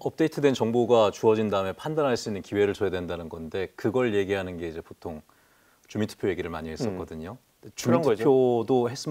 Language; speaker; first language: Korean; native; Korean